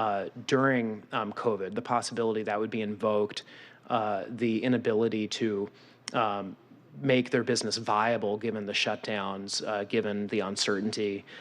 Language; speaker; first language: English; native; English